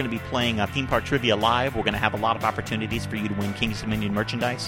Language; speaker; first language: English; native; English